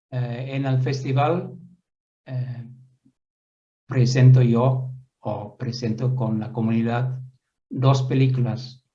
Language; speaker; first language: Spanish; non-native, fluent; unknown